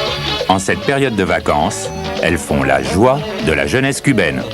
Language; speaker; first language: French; native; French